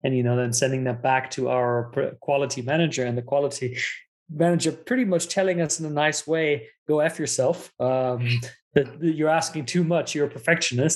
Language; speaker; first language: English; non-native, fluent; German